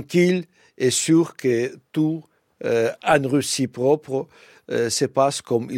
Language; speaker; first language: French; non-native, fluent; Russian